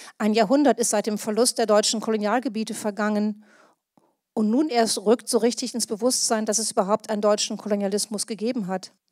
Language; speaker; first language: German; native; German